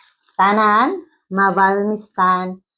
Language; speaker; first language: Finnish; non-native, learner; Cebuano